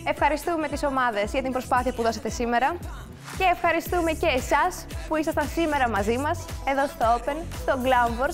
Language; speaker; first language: Greek; native; Greek